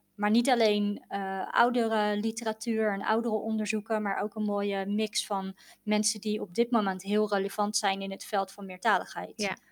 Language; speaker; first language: Dutch; native; Dutch